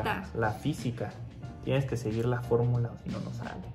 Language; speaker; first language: Spanish; native; Spanish